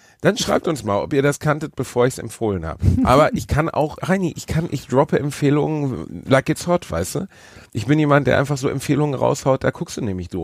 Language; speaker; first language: German; native; German